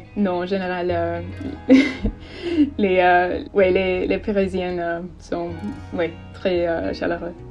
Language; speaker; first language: French; non-native, fluent; English